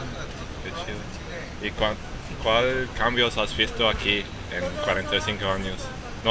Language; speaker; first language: Spanish; non-native, learner; English